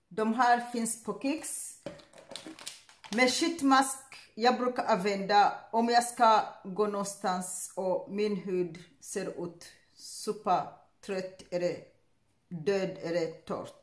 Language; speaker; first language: Swedish; non-native, learner; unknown